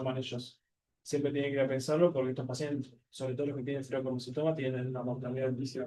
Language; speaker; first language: Spanish; native; Spanish